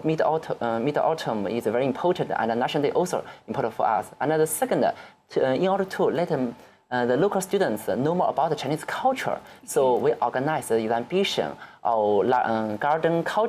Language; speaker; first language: English; non-native, learner; Chinese